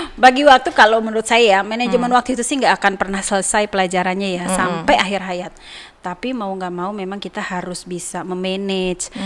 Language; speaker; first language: Indonesian; native; Indonesian